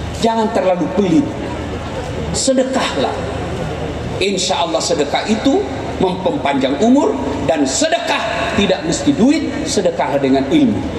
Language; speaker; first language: Indonesian; non-native, local second language; Buginese